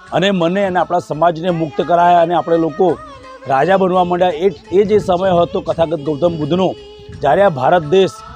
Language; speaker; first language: Gujarati; native; Gujarati